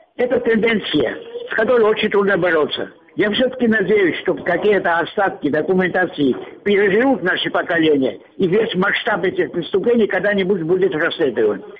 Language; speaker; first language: Russian; non-native, local second language; Georgian